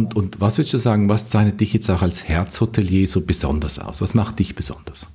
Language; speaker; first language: German; native; German